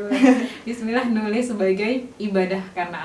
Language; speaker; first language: Indonesian; native; Indonesian